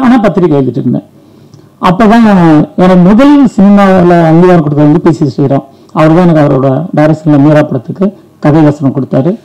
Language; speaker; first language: Tamil; native; Tamil